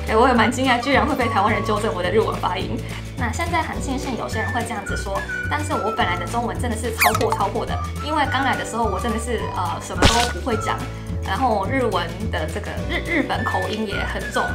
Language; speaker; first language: Chinese; non-native, fluent; Japanese